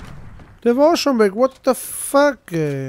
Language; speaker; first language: German; native; German